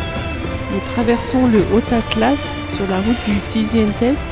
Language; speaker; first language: French; native; French